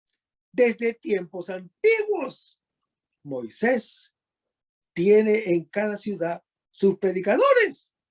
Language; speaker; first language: Spanish; native; Spanish